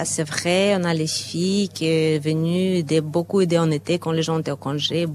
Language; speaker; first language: French; non-native, fluent; Ukrainian